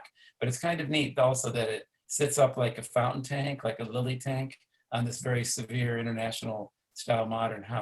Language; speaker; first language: English; native; English